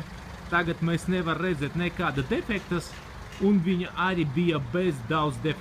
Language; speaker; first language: Latvian; non-native, local second language; Russian